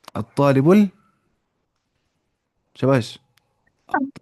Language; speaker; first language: Arabic; non-native, fluent; Urdu